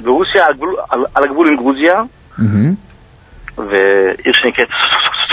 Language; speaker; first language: Hebrew; early bilingual, heritage; Hebrew